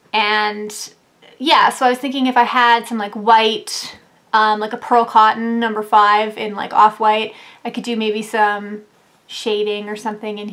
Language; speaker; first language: English; native; English